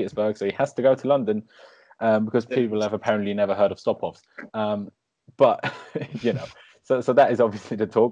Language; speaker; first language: English; native; English